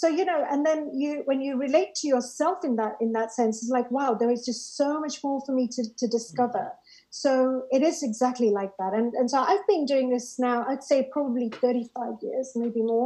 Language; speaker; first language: English; native; English